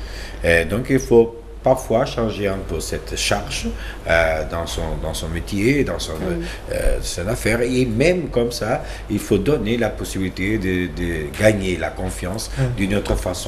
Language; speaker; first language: French; non-native, learner; Portuguese